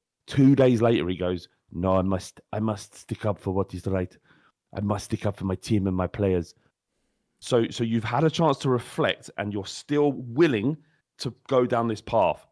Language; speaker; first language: English; native; English